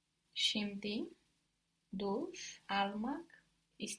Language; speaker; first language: Turkish; non-native, learner; English